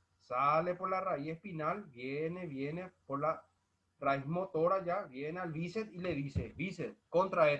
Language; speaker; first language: Spanish; native; Spanish